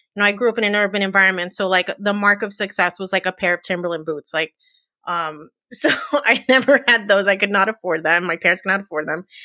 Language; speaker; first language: English; early bilingual, other home language; Spanish